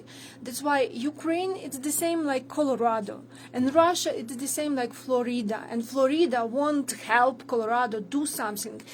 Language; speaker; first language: English; non-native, learner; Ukrainian